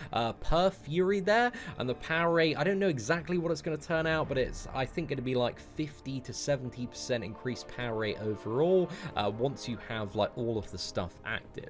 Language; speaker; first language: English; native; English